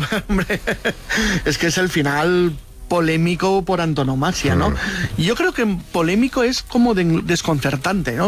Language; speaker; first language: Spanish; native; Spanish